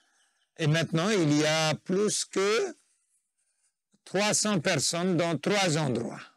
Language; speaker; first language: French; non-native, fluent; Nepali